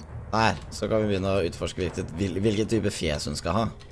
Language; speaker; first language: Norwegian; native; Norwegian